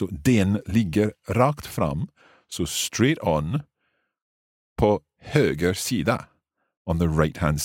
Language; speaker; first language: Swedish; non-native, learner; English